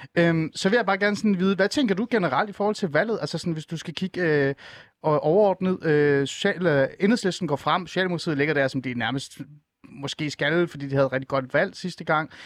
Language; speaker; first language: Danish; early bilingual, other home language; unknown